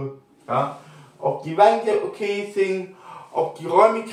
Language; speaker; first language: German; non-native, local second language; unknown